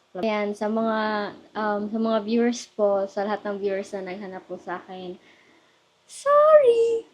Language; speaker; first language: Filipino; native; Filipino